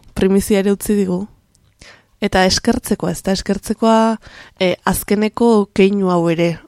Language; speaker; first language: Basque; native; Basque